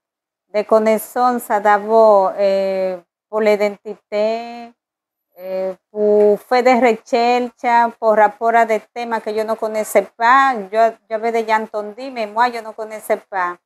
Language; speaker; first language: French; non-native, learner; Spanish